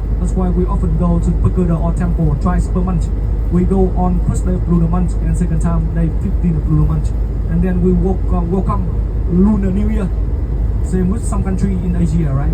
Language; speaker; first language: English; non-native, fluent; Vietnamese